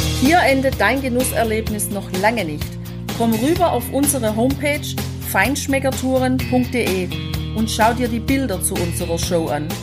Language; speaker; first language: German; native; German